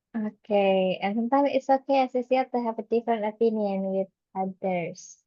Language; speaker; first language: English; non-native, fluent; Indonesian